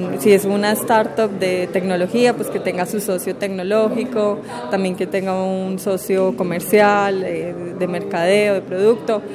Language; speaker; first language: Spanish; native; Spanish